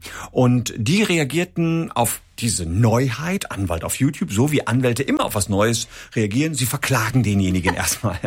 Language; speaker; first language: German; native; German